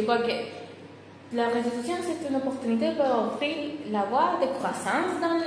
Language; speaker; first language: French; non-native, fluent; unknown